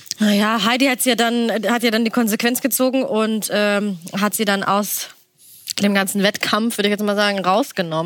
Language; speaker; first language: German; native; German